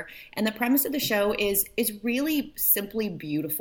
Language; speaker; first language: English; early bilingual, other home language; Polish